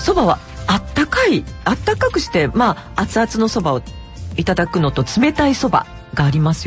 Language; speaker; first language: Japanese; native; Japanese